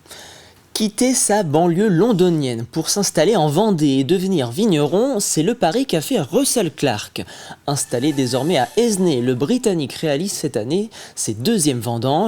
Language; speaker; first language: French; native; French